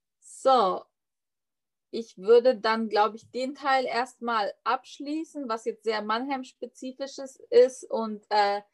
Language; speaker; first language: German; native; German